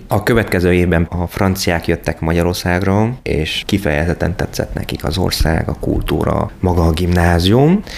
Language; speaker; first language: Hungarian; non-native, fluent; French